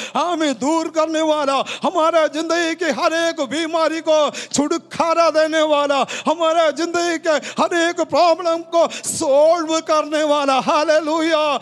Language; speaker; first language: Hindi; non-native, local second language; Malayalam